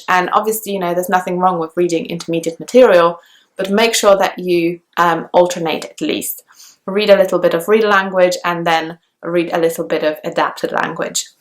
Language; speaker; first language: English; non-native, fluent; Polish